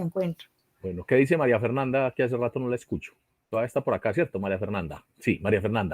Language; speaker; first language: Spanish; native; Spanish